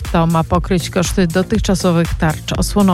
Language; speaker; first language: Polish; native; Polish